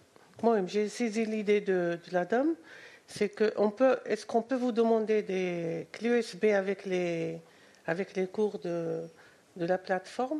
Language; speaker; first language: French; non-native, local second language; Arabic